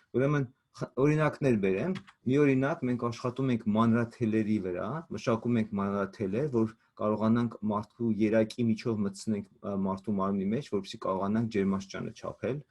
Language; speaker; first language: Armenian; native; Armenian